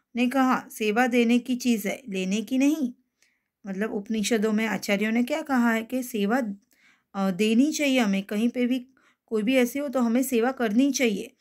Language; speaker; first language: Hindi; non-native, local second language; Gujarati